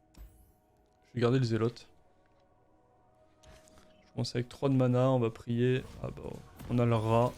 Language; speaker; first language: French; native; French